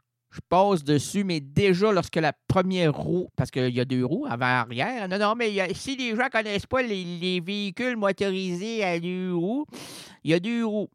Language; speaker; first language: French; native; French